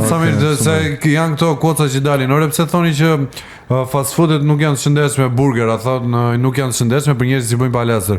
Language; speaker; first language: Albanian; native; Albanian